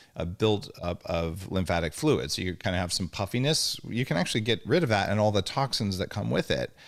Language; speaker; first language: English; native; English